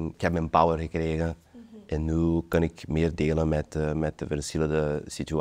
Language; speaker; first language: Dutch; non-native, learner; Portuguese